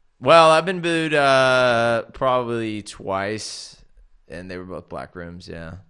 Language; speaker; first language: English; native; English